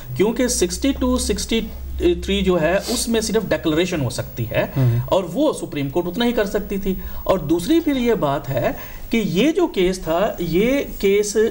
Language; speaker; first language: Urdu; non-native, local second language; Punjabi